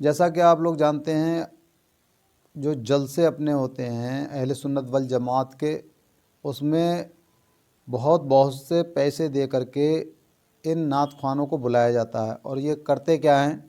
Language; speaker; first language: Urdu; native; Urdu